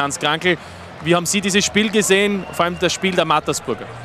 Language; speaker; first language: German; native; German